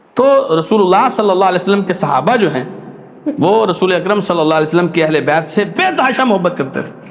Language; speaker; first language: Urdu; non-native, local second language; Punjabi